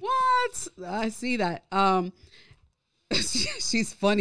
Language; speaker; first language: English; early bilingual, other home language; Spanish